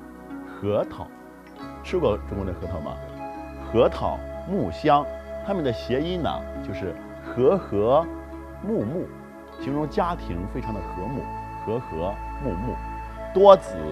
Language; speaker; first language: Chinese; native; Chinese